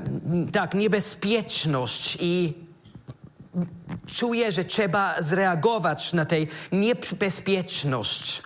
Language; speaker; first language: Polish; non-native, learner; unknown